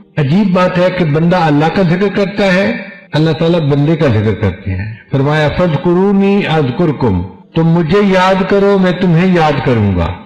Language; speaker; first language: Urdu; non-native, local second language; Punjabi